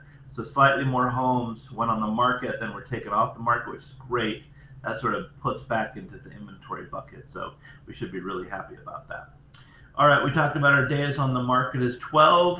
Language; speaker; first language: English; native; English